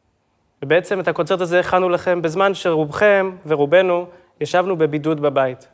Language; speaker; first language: Hebrew; native; Hebrew